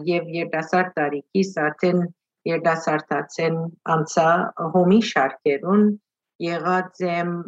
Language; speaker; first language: Armenian; early bilingual, heritage; Armenian